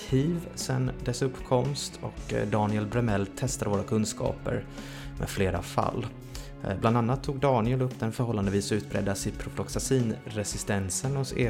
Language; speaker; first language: Swedish; native; Swedish